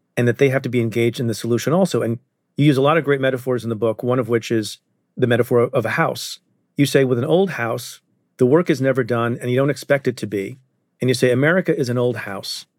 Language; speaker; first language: English; early bilingual, other home language; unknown